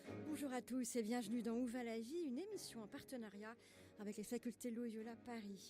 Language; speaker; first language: French; native; French